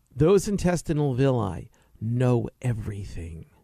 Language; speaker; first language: English; native; English